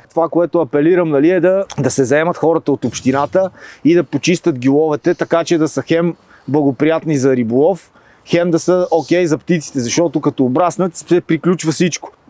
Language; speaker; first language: Bulgarian; native; Bulgarian